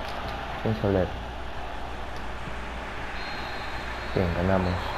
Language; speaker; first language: Spanish; native; Spanish